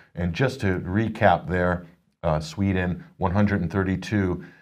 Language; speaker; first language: English; native; English